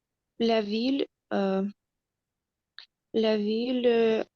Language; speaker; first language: French; non-native, learner; Russian